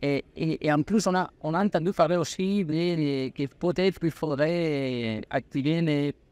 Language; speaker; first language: French; non-native, learner; Spanish